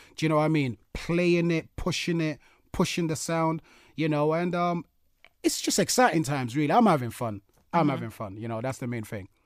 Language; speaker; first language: English; native; English